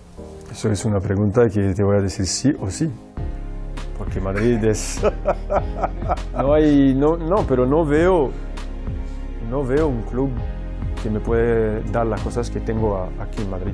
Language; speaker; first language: Spanish; non-native, fluent; French